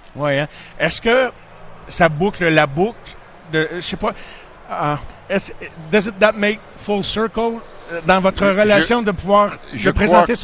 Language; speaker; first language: French; native; French